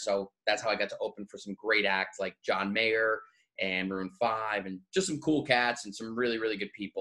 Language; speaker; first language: English; native; English